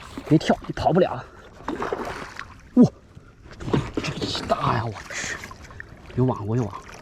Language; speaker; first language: Chinese; native; Chinese